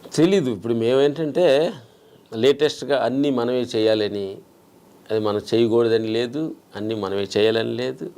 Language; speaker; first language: Telugu; native; Telugu